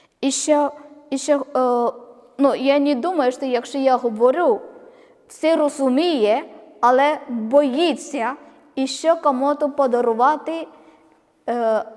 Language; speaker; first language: Ukrainian; non-native, learner; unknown